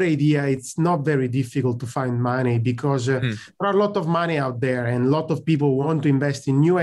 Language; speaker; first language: English; non-native, fluent; Italian